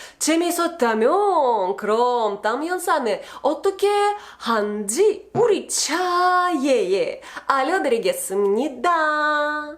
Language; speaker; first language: Korean; non-native, learner; Russian